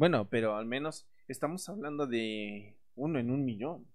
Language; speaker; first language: Spanish; native; Spanish